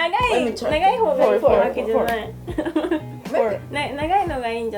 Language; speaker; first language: Japanese; native; Japanese